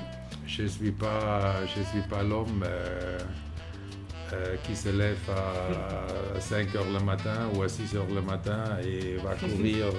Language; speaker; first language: French; non-native, fluent; German